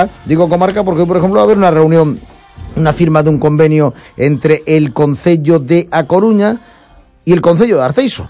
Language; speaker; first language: Spanish; native; Spanish